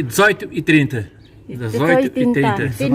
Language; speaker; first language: Portuguese; non-native, learner; Thai